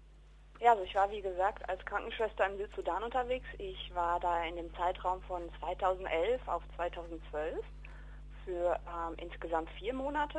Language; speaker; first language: German; native; German